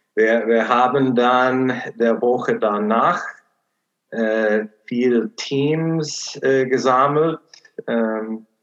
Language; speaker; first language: German; non-native, fluent; English